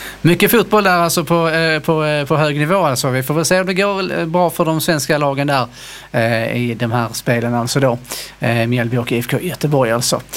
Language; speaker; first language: Swedish; native; Swedish